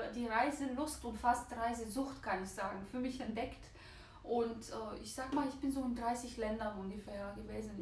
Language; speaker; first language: German; non-native, fluent; Bulgarian